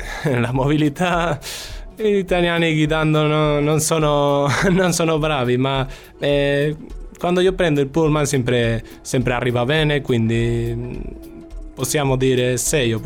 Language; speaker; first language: Italian; non-native, fluent; Spanish